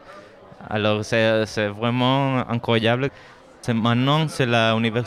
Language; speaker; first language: French; non-native, fluent; Spanish